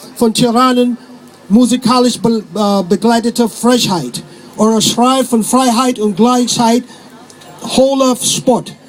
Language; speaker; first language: German; non-native, fluent; English